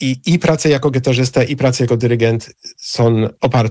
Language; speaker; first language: Polish; non-native, fluent; English